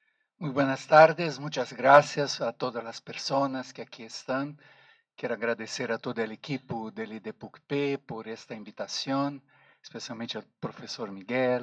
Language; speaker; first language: Spanish; non-native, fluent; Portuguese